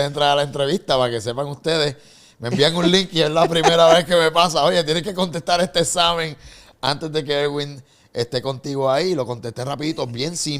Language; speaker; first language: Spanish; native; Spanish